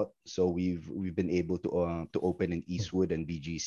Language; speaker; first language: English; non-native, local second language; Filipino